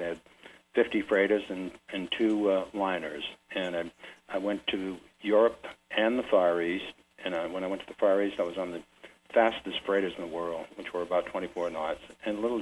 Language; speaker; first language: English; native; English